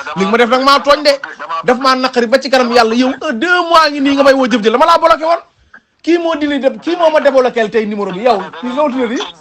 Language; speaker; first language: Wolof; native; Wolof